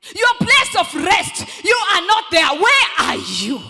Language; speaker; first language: English; non-native, local second language; Swahili